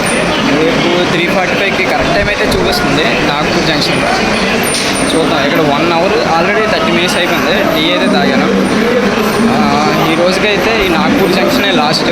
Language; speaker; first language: Telugu; native; Telugu